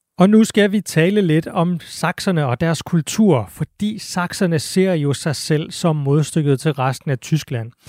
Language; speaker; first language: Danish; native; Danish